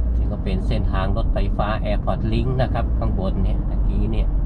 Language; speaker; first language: Thai; native; Thai